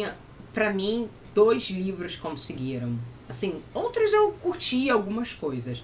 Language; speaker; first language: Portuguese; native; Portuguese